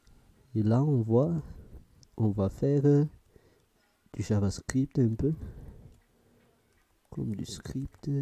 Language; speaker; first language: French; non-native, fluent; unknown